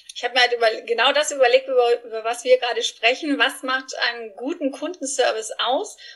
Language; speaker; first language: German; non-native, fluent; Spanish